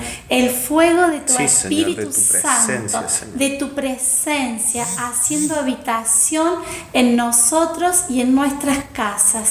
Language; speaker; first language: Spanish; native; Spanish